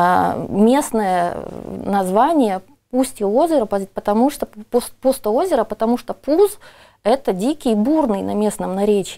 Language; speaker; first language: Russian; native; Russian